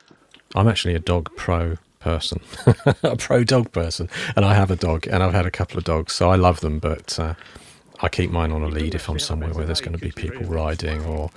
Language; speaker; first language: English; native; English